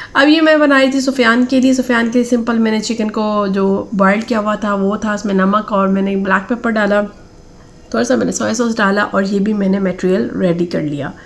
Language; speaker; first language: Urdu; native; Urdu